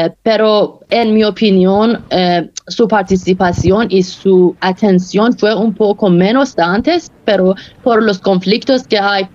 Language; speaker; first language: Spanish; non-native, fluent; Persian